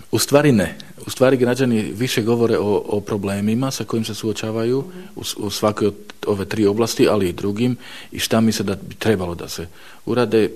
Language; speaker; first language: Bosnian; non-native, fluent; Slovak